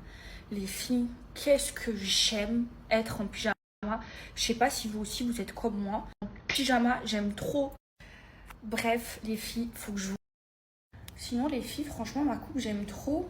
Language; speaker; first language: French; native; French